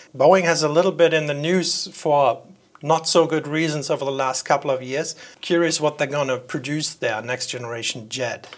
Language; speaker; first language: English; non-native, fluent; German